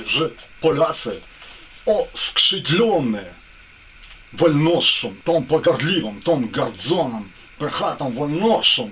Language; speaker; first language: Polish; non-native, learner; Ukrainian